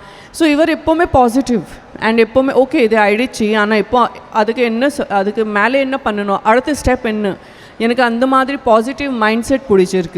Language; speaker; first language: Tamil; non-native, local second language; Gujarati